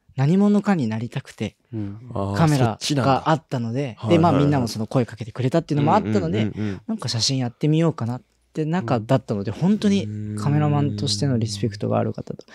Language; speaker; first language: Japanese; native; Japanese